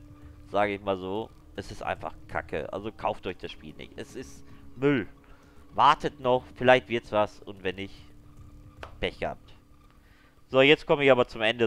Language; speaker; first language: German; native; German